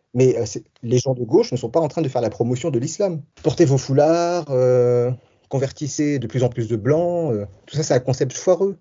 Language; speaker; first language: French; early bilingual, other home language; Tachelhit